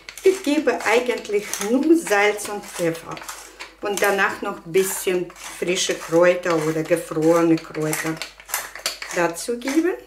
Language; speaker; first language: German; non-native, fluent; Russian